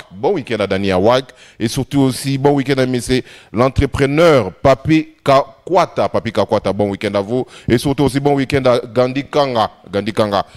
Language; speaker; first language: French; non-native, local second language; Lingala